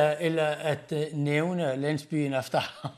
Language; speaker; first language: Danish; non-native, fluent; Arabic